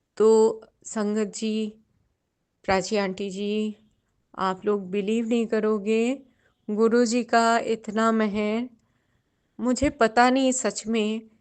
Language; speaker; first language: Hindi; non-native, local second language; Bangla